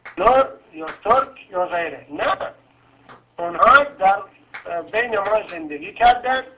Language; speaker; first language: Persian; non-native, local second language; Arabic